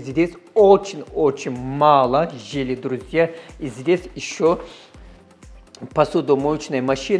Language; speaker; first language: Russian; non-native, learner; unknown